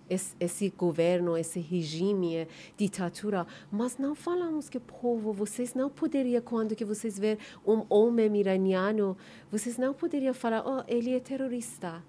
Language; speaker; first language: Portuguese; non-native, learner; Persian